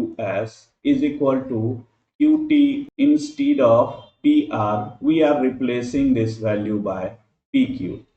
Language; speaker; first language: English; non-native, local second language; Hindi